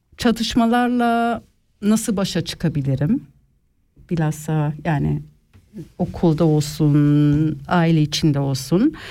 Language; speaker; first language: Turkish; early bilingual, heritage; Turkish